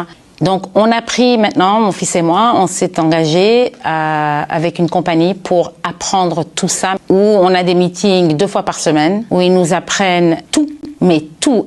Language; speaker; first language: French; native; French